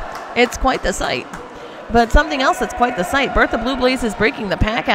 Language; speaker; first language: English; native; English